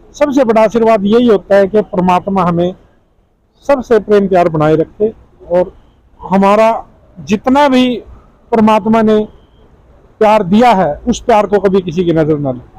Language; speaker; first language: Hindi; non-native, local second language; Punjabi